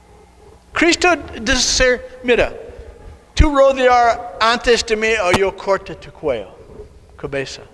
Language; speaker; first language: Spanish; non-native, learner; English